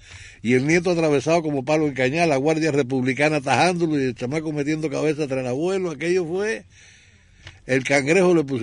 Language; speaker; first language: Spanish; native; Spanish